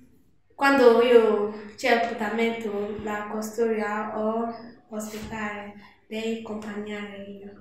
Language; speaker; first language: Italian; non-native, learner; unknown